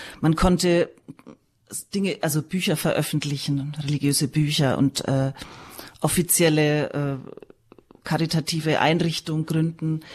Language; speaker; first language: German; native; German